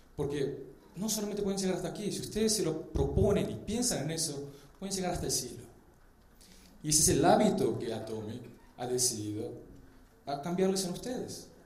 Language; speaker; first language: Spanish; early bilingual, other home language; Korean